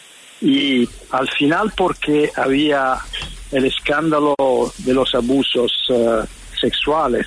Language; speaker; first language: Spanish; non-native, fluent; Italian